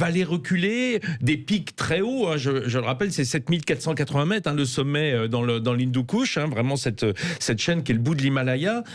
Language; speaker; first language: French; native; French